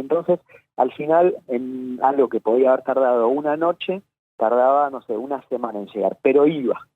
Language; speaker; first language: Spanish; native; Spanish